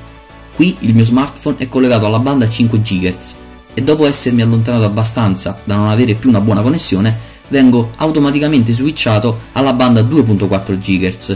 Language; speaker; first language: Italian; native; Italian